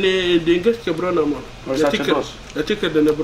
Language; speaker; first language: Swedish; non-native, learner; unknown